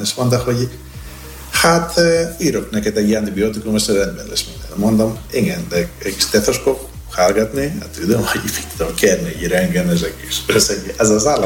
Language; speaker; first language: Hungarian; non-native, fluent; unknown